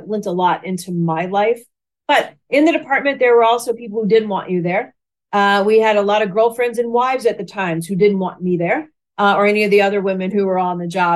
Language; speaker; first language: English; native; English